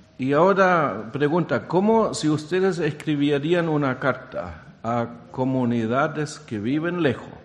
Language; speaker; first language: Spanish; non-native, fluent; German